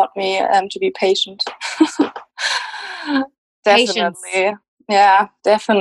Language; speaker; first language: English; non-native, fluent; German